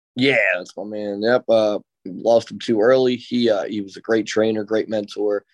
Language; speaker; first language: English; native; English